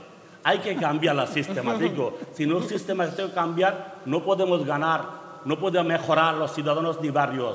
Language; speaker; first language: Spanish; non-native, learner; Bangla